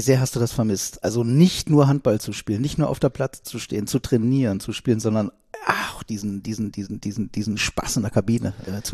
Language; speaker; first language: German; native; German